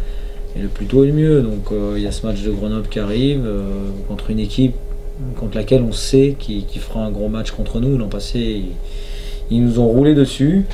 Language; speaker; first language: French; native; French